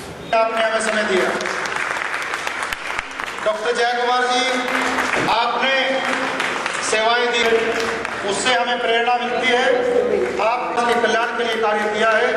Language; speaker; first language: Hindi; native; Hindi